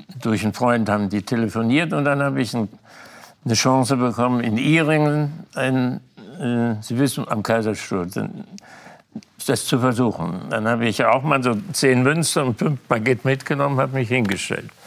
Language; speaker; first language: German; native; German